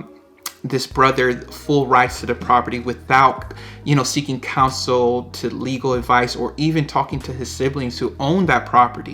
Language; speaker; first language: English; native; English